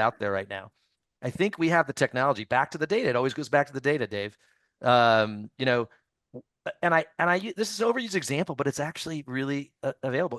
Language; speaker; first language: English; native; English